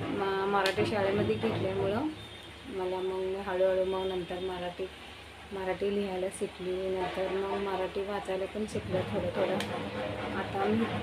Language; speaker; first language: Marathi; non-native, local second language; Kannada